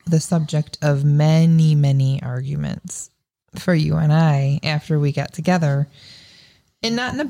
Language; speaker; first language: English; native; English